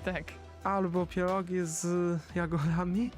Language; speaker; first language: Polish; non-native, learner; Chinese